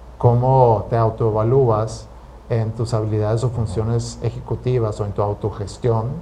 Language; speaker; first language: Spanish; non-native, fluent; Swedish